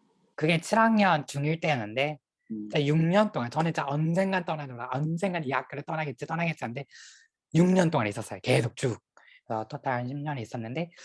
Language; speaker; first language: Korean; early bilingual, heritage; Korean